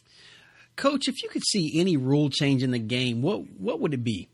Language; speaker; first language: English; native; English